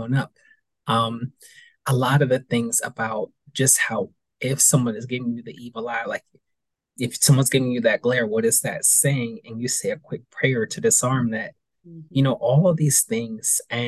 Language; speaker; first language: English; native; English